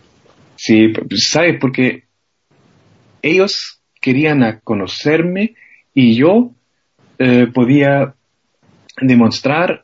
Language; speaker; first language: Spanish; non-native, fluent; German